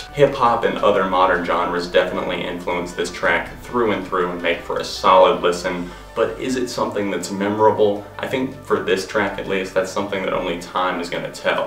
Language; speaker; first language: English; native; English